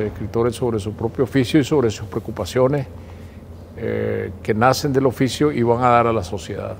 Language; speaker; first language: Spanish; native; Spanish